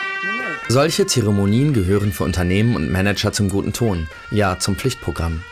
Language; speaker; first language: German; native; German